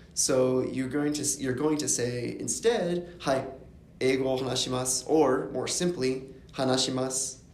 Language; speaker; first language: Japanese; non-native, learner; English